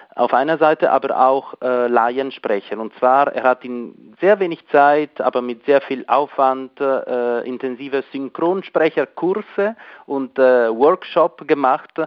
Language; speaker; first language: German; non-native, local second language; Italian